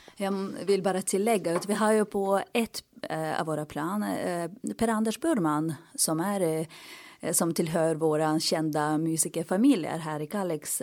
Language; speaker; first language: Swedish; non-native, fluent; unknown